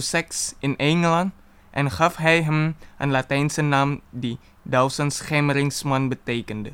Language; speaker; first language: Dutch; non-native, fluent; Indonesian